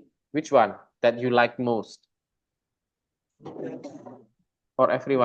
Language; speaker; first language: English; non-native, fluent; Indonesian